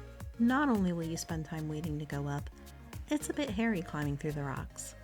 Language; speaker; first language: English; native; English